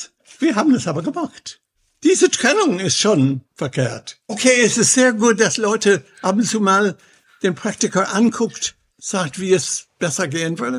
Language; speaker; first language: German; non-native, fluent; English